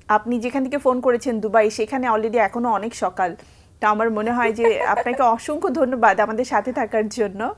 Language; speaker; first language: Bangla; native; Bangla